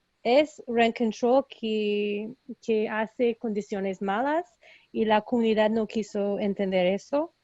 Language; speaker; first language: Spanish; early bilingual, heritage; Spanish